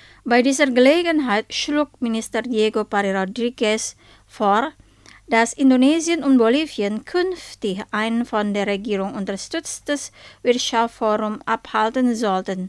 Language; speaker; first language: German; non-native, fluent; Indonesian